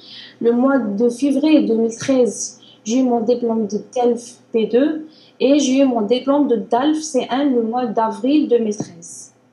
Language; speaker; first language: French; non-native, learner; Arabic